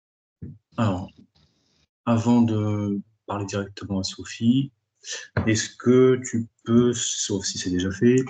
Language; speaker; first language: French; native; French